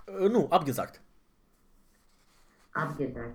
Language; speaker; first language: German; non-native, learner; Romanian